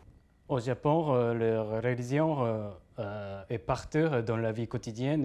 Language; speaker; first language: French; non-native, learner; Japanese